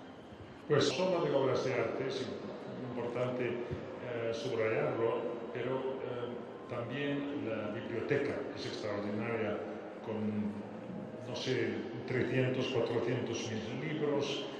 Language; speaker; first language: Spanish; non-native, fluent; French